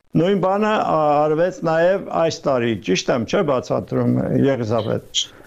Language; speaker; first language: Armenian; native; Armenian